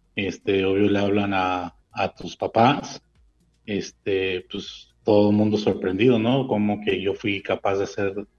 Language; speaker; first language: Spanish; early bilingual, heritage; Spanish